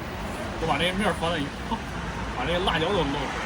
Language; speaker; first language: Chinese; native; Chinese